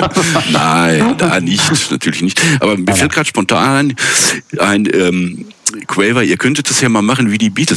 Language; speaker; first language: German; native; German